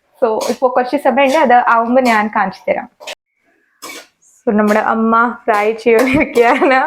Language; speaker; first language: Malayalam; non-native, learner; Kannada